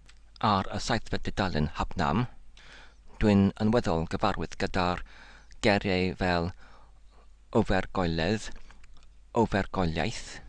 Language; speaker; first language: Welsh; non-native, learner; English